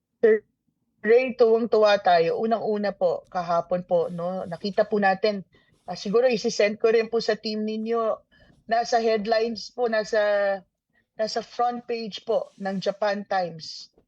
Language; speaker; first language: Filipino; native; Filipino